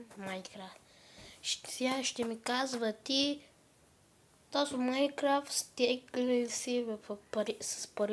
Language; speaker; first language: Bulgarian; non-native, local second language; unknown